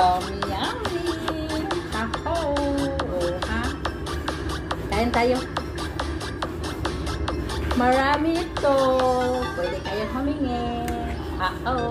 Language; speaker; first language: Filipino; non-native, learner; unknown